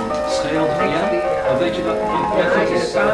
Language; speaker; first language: Dutch; early bilingual, heritage; English